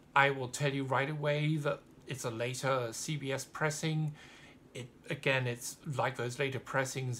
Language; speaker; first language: English; native; English